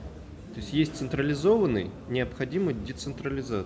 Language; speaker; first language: Russian; native; Russian